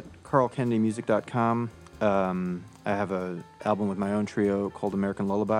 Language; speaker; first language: English; native; English